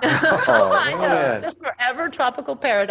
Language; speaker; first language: English; native; English